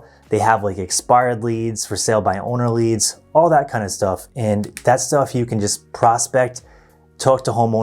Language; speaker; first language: English; native; English